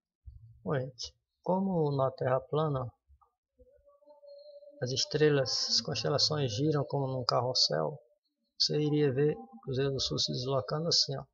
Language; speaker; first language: Portuguese; native; Portuguese